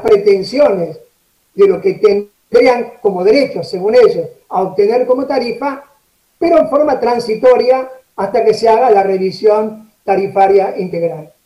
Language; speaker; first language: Spanish; native; Spanish